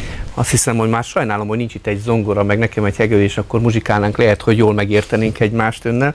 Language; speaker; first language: Hungarian; native; Hungarian